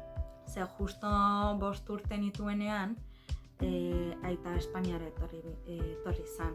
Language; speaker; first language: Basque; non-native, fluent; Arabic